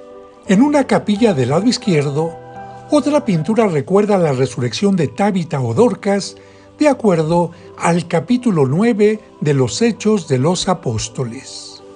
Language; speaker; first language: Spanish; native; Spanish